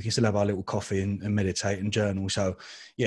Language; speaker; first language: English; native; English